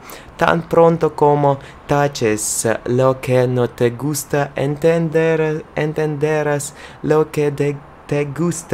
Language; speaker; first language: Spanish; non-native, learner; Russian